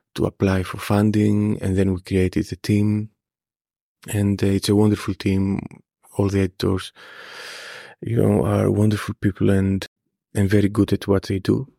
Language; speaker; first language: English; non-native, fluent; Greek